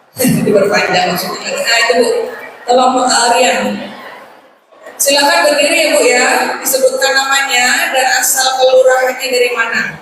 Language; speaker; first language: Malay; non-native, local second language; Javanese